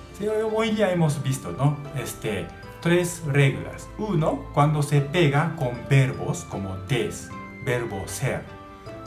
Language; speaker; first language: Spanish; non-native, learner; Japanese